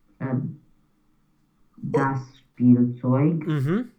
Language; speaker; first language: German; non-native, learner; Romanian